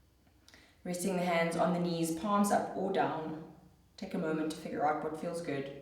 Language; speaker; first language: English; native; English